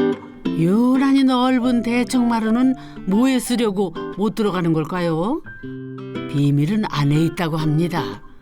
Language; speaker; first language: Korean; native; Korean